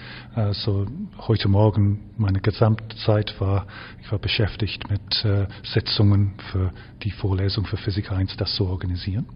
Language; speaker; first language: German; non-native, fluent; English